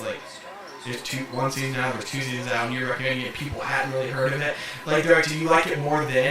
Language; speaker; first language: English; native; English